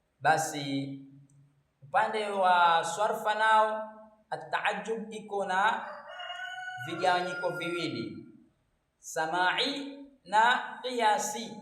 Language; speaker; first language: Swahili; native; Swahili